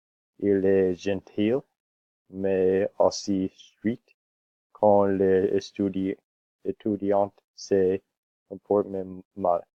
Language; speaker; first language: French; non-native, learner; English